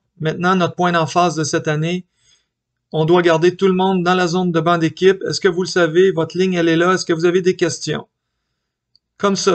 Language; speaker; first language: French; native; French